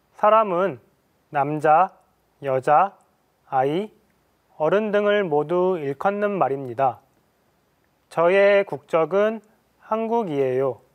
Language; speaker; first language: Korean; native; Korean